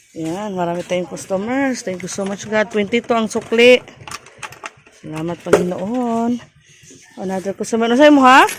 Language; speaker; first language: Filipino; non-native, local second language; Cebuano